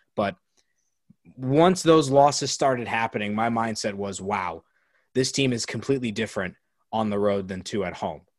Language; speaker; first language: English; native; English